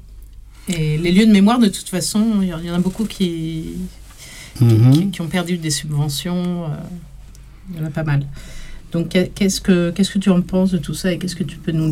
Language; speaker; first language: French; native; French